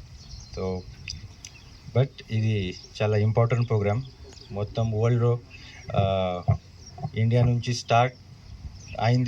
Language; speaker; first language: Telugu; non-native, learner; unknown